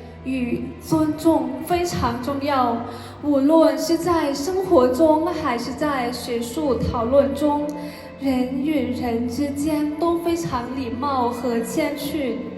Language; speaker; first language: Chinese; non-native, fluent; Lao